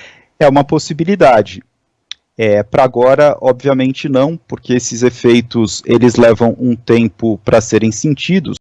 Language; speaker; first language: Portuguese; native; Portuguese